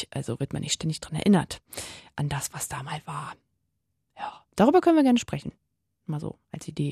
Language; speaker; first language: German; native; German